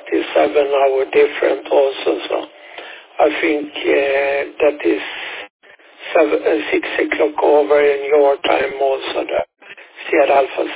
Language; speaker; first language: English; non-native, fluent; Swedish